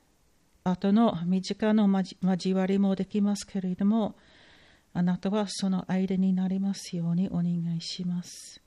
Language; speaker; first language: Japanese; non-native, fluent; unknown